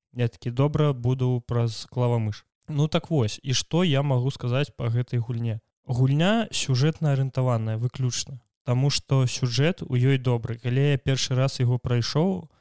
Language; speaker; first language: Belarusian; non-native, local second language; Russian